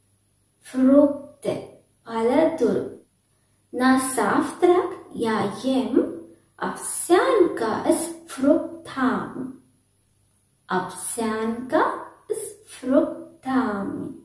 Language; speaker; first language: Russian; non-native, learner; Sinhala